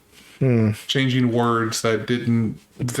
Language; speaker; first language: English; native; English